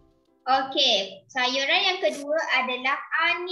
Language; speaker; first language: Malay; native; Malay